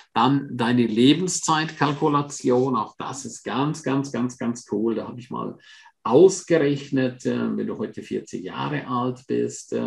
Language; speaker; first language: German; non-native, fluent; Romansh